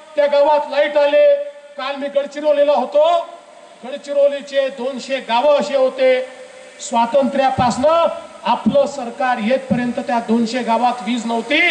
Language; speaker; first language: Marathi; native; Marathi